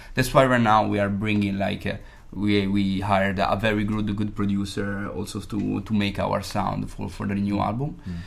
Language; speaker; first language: English; non-native, fluent; Italian